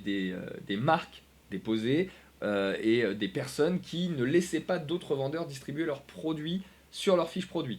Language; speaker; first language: French; native; French